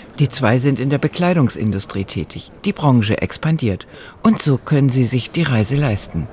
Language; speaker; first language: German; native; German